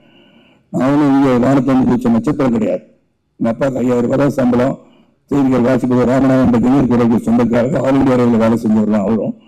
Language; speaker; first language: Tamil; native; Tamil